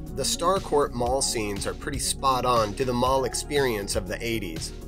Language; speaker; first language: English; native; English